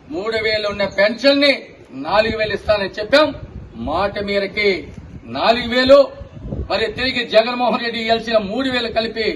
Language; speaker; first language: Telugu; native; Telugu